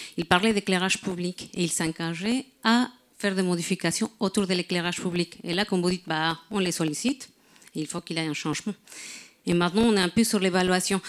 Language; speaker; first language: French; non-native, fluent; Spanish